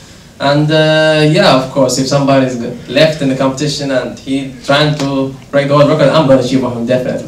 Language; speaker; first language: English; non-native, fluent; Arabic